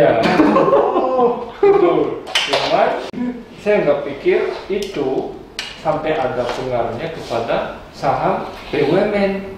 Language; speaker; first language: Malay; non-native, fluent; Korean